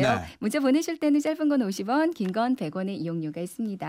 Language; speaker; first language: Korean; native; Korean